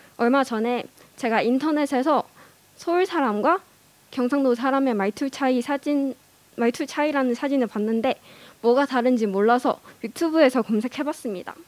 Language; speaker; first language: Korean; non-native, fluent; Cantonese